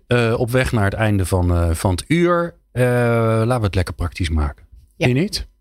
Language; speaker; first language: Dutch; native; Dutch